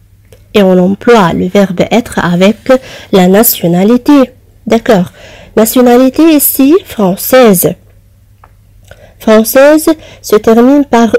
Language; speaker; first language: French; non-native, fluent; Arabic